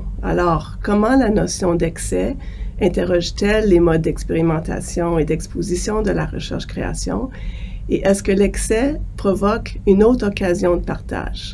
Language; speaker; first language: French; native; French